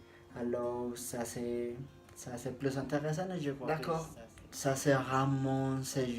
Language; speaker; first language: French; non-native, learner; Spanish